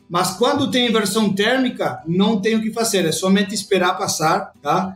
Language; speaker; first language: Portuguese; non-native, fluent; Spanish